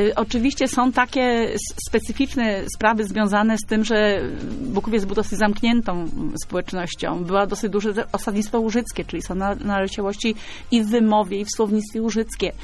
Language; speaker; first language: Polish; native; Polish